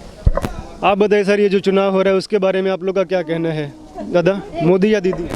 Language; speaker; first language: Hindi; native; Hindi